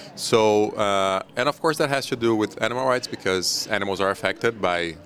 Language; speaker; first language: English; non-native, fluent; Portuguese